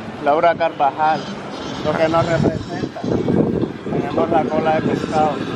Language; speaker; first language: Spanish; native; Spanish